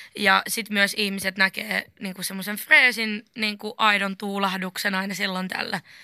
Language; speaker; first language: Finnish; native; Finnish